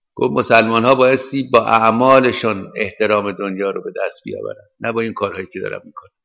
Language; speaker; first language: Persian; native; Persian